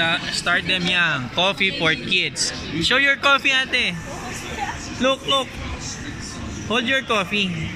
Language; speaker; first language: English; non-native, local second language; Filipino